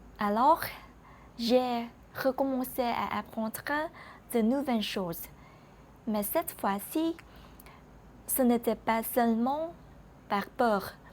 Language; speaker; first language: French; non-native, learner; Vietnamese